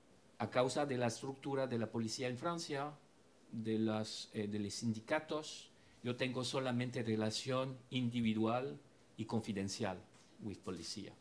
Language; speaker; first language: Spanish; non-native, fluent; French